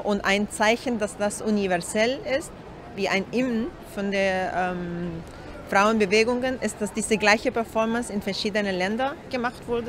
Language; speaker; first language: German; non-native, learner; Spanish